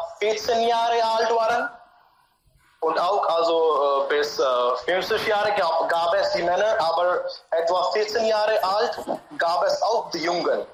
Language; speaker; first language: German; non-native, learner; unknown